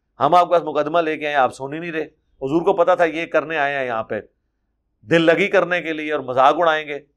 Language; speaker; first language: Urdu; non-native, local second language; Punjabi